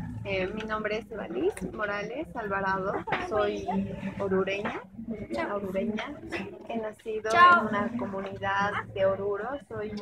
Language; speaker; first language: Spanish; non-native, local second language; Aymara